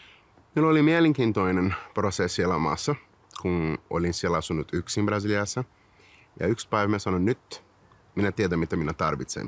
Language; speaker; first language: Finnish; non-native, fluent; Portuguese